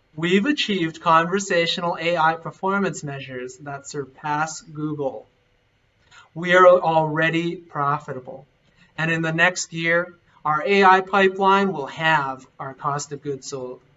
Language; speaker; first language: English; native; English